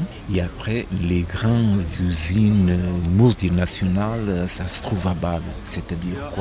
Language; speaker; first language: French; non-native, fluent; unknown